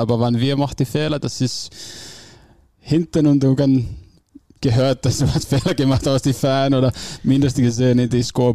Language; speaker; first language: German; non-native, fluent; Finnish